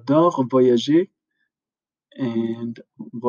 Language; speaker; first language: French; non-native, fluent; English